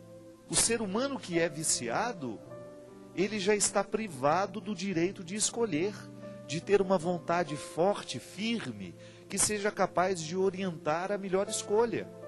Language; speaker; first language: Portuguese; native; Portuguese